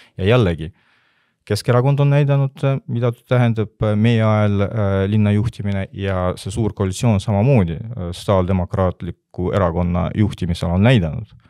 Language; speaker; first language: Estonian; non-native, local second language; Russian